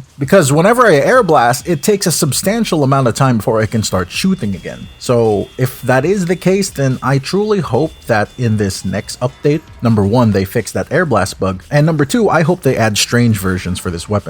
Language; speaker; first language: English; native; English